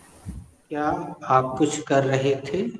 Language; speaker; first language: Hindi; native; Hindi